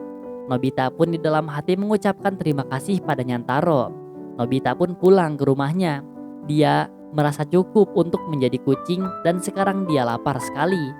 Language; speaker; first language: Indonesian; native; Indonesian